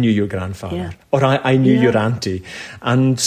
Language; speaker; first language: English; native; English